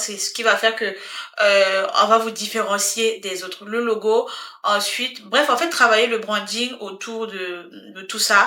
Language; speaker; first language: French; native; French